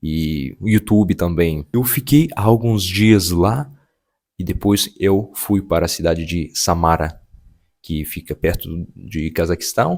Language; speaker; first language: Portuguese; non-native, fluent; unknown